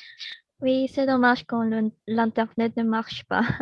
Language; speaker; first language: French; non-native, learner; Spanish